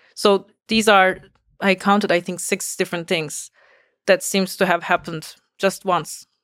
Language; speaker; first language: English; non-native, fluent; Turkish